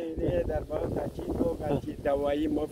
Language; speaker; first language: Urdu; non-native, learner; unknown